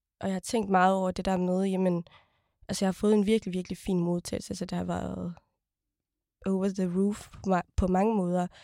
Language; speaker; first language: Danish; early bilingual, other home language; Somali